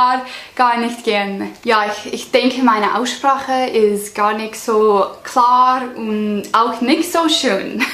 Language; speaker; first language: German; non-native, learner; English